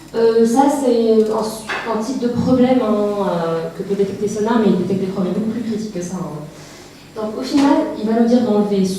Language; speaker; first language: French; native; French